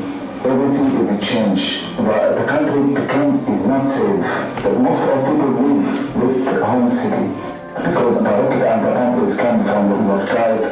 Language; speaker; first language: English; non-native, learner; Arabic